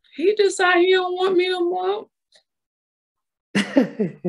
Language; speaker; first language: English; native; English